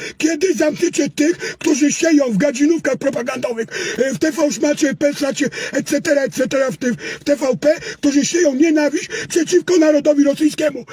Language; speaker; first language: Polish; native; Polish